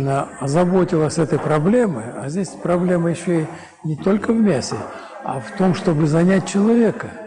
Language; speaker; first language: Russian; native; Russian